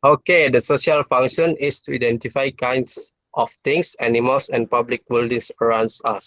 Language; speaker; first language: English; non-native, fluent; Indonesian